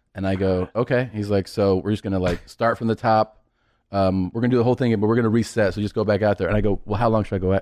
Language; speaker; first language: English; early bilingual, other home language; Spanish